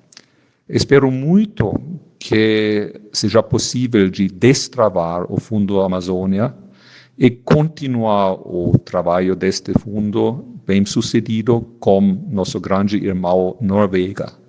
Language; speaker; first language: Portuguese; non-native, fluent; German